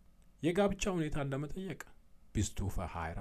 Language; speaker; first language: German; non-native, fluent; Amharic